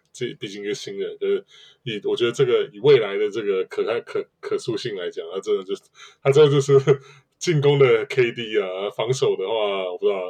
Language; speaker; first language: Chinese; native; Chinese